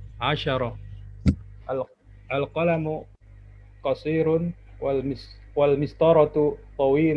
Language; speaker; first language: Arabic; non-native, learner; Indonesian